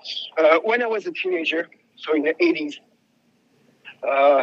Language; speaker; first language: English; non-native, fluent; French